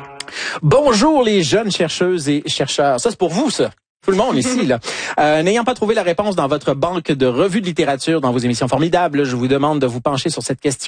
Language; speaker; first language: French; native; French